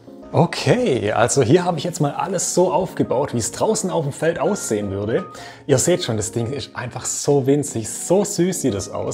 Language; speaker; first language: German; native; German